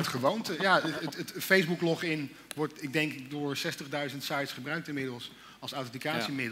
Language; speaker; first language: Dutch; native; Dutch